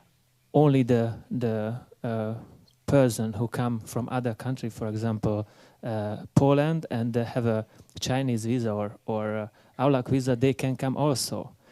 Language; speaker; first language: English; non-native, learner; Hungarian